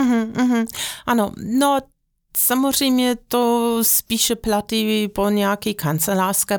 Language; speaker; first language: Czech; non-native, fluent; German